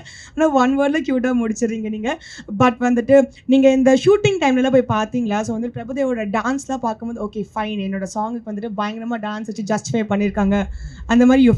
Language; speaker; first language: Tamil; native; Tamil